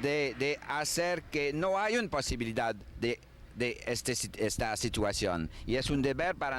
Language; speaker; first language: Spanish; non-native, learner; French